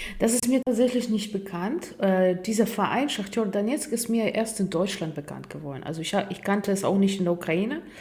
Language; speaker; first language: German; non-native, fluent; Russian